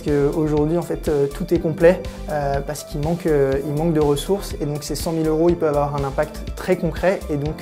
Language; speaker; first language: French; native; French